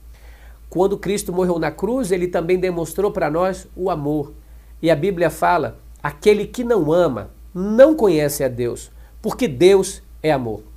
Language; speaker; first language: Portuguese; native; Portuguese